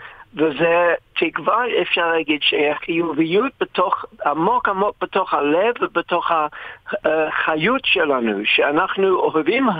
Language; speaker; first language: Hebrew; non-native, fluent; English